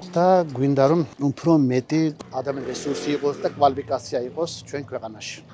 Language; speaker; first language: Georgian; early bilingual, heritage; Georgian